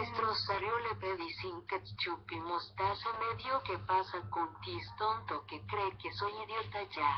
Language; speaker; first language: Spanish; native; Spanish